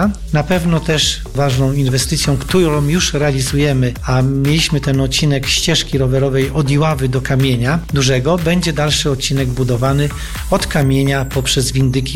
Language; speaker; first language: Polish; native; Polish